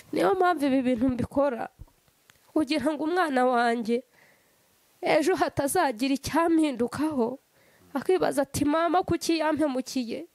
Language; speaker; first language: Kinyarwanda; native; Kinyarwanda